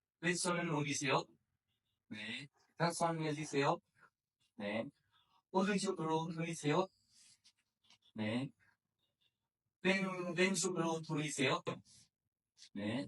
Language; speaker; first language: Korean; non-native, learner; Vietnamese